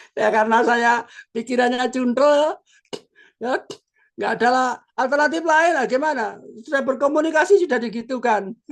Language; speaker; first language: Indonesian; non-native, local second language; Javanese